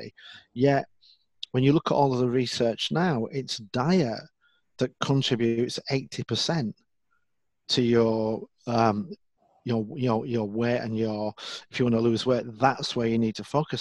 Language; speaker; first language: English; native; English